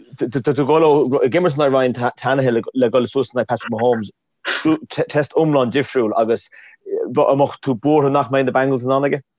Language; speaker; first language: Irish; native; Irish